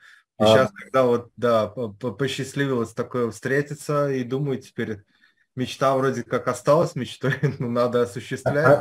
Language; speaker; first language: Russian; native; Russian